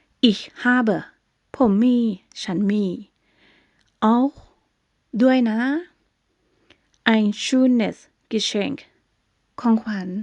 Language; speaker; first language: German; non-native, fluent; Thai